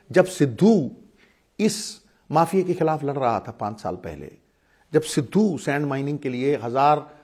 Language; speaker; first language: Hindi; non-native, local second language; Punjabi